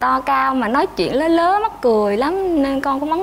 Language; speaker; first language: Vietnamese; native; Vietnamese